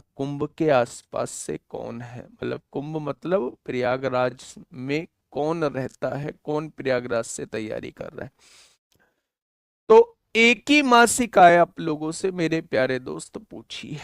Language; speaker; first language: Hindi; native; Hindi